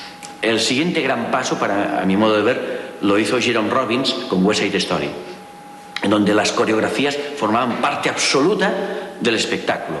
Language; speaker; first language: Spanish; native; Spanish